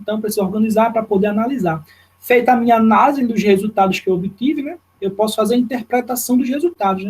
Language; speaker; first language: Portuguese; native; Portuguese